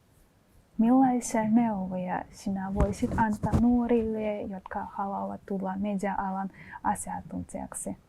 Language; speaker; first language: Finnish; non-native, fluent; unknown